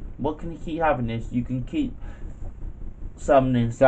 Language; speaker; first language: English; native; English